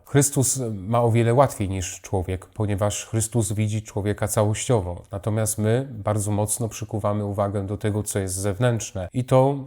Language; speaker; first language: Polish; native; Polish